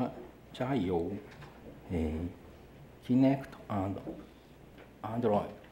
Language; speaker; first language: English; non-native, learner; Japanese